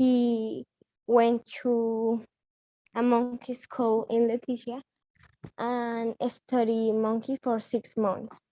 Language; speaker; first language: English; non-native, learner; Spanish